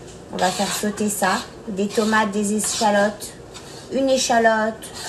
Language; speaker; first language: French; native; French